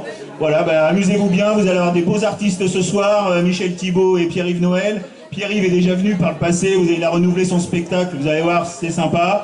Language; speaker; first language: French; native; French